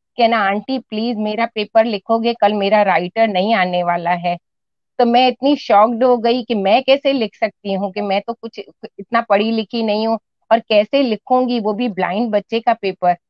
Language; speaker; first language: Hindi; non-native, local second language; Sindhi